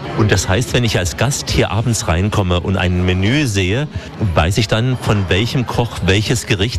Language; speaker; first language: German; native; German